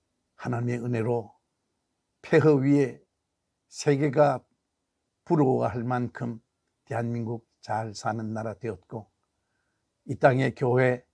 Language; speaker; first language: Korean; native; Korean